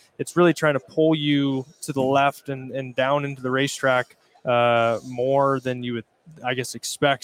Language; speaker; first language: English; native; English